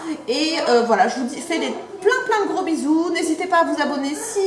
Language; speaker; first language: French; native; French